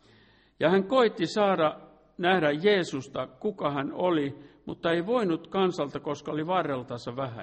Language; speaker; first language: Finnish; native; Finnish